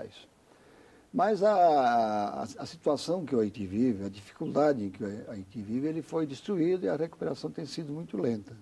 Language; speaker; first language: Portuguese; native; Portuguese